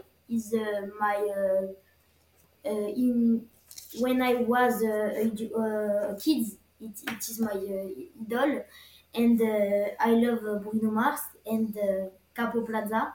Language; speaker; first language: English; non-native, learner; French